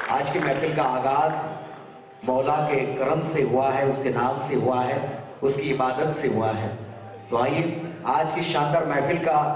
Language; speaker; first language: Hindi; non-native, local second language; Kachhi